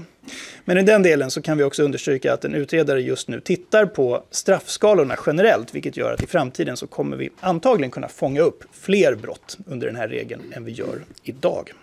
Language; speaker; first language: Swedish; native; Swedish